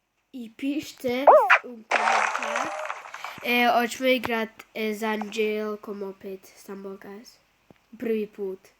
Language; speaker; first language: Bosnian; early bilingual, heritage; Bosnian